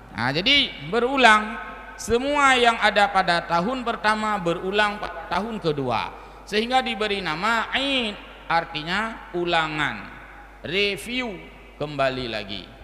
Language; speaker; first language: Malay; non-native, local second language; Achinese